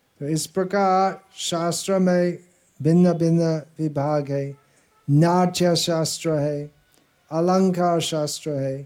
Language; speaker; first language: Hindi; non-native, fluent; English